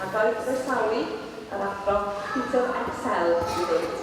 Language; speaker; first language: Welsh; native; Welsh